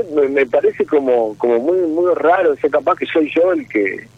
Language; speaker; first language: Spanish; native; Spanish